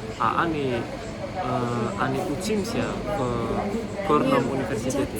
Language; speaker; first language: Russian; non-native, learner; Indonesian